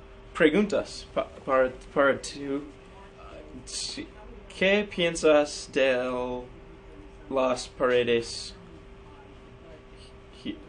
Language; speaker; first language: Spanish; non-native, learner; English